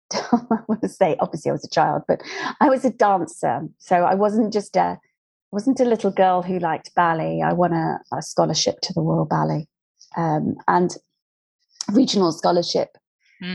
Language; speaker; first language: English; native; English